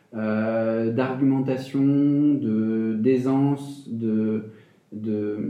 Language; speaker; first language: French; native; French